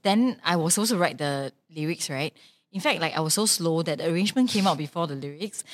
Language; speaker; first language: English; non-native, local second language; Chinese